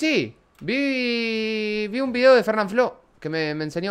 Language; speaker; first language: Spanish; native; Spanish